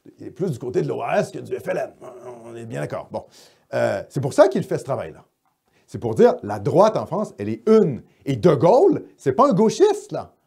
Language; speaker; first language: French; native; French